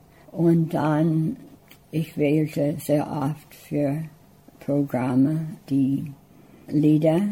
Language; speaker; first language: German; early bilingual, heritage; English